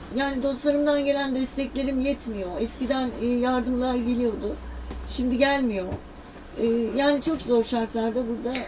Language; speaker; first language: Turkish; native; Turkish